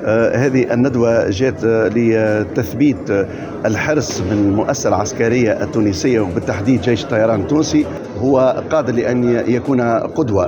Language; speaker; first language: Arabic; native; Arabic